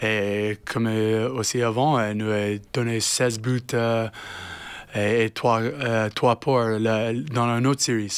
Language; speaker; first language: French; non-native, learner; English